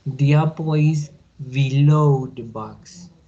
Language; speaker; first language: English; non-native, learner; Spanish